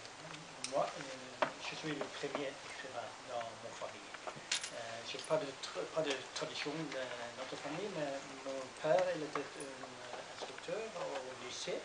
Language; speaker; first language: French; non-native, learner; Norwegian